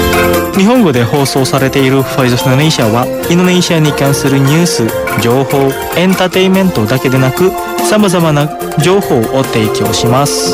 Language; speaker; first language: Japanese; non-native, fluent; Indonesian